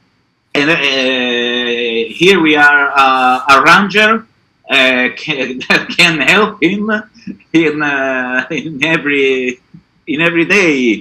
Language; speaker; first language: English; non-native, learner; Italian